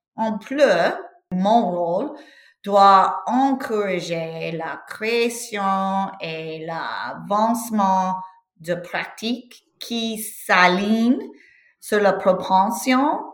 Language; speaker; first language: French; non-native, learner; English